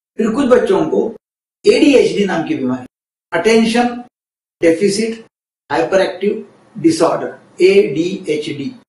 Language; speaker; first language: Hindi; non-native, local second language; Marathi